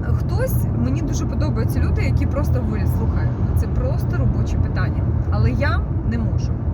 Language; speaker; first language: Ukrainian; non-native, local second language; Russian